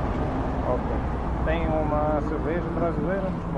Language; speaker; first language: Portuguese; non-native, learner; English